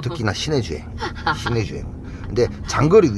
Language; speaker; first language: Korean; native; Korean